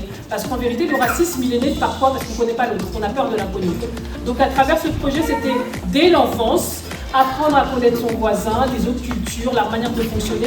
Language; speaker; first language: French; native; French